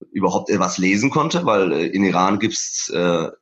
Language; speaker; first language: German; early bilingual, other home language; Persian